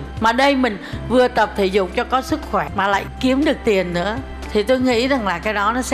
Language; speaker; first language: Vietnamese; native; Vietnamese